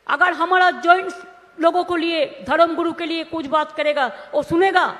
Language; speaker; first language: Hindi; non-native, local second language; Bangla